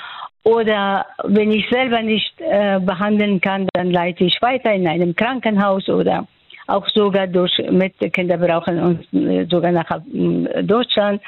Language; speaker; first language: German; non-native, fluent; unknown